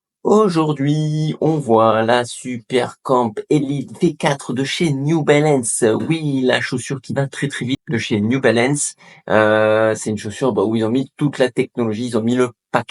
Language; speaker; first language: French; native; French